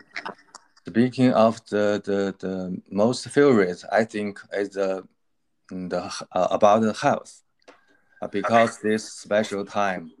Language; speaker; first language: English; non-native, learner; Chinese